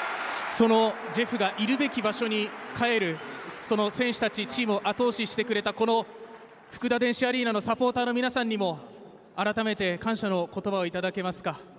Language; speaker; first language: Japanese; native; Japanese